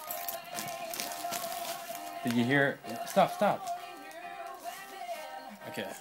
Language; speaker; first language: English; native; English